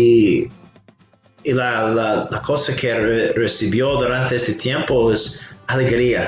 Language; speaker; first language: Spanish; non-native, fluent; English